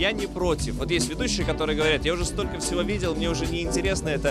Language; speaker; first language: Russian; native; Russian